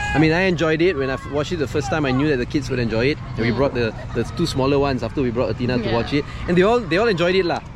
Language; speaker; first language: English; non-native, local second language; Malay